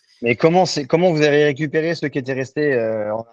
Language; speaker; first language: French; native; French